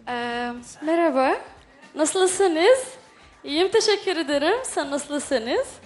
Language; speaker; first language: Turkish; non-native, learner; Arabic